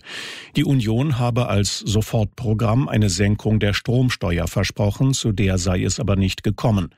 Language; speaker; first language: German; native; German